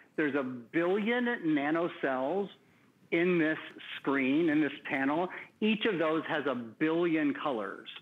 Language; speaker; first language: English; native; English